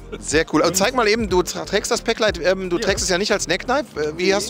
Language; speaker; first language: German; native; German